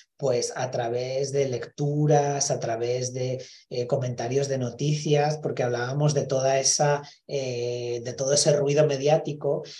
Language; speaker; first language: Spanish; native; Spanish